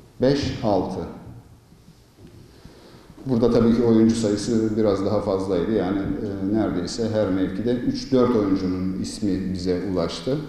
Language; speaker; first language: Turkish; native; Turkish